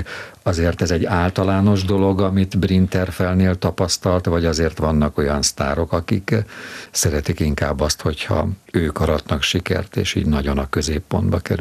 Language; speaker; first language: Hungarian; native; Hungarian